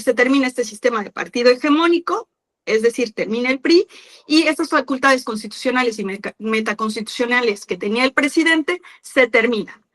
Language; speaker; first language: Spanish; native; Spanish